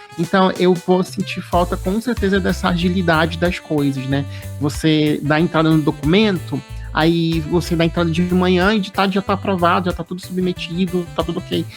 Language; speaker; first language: Portuguese; native; Portuguese